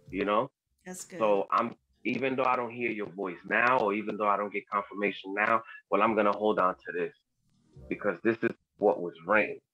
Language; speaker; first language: English; early bilingual, other home language; Spanish